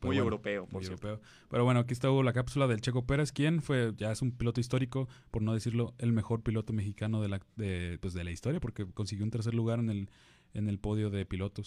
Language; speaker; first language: Spanish; native; Spanish